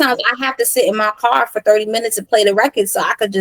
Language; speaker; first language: English; native; English